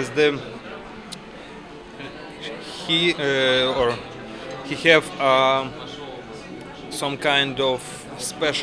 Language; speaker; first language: English; non-native, learner; Ukrainian